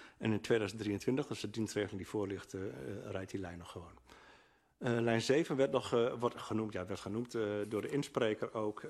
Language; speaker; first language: Dutch; native; Dutch